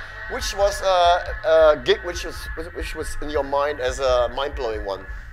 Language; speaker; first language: English; non-native, fluent; German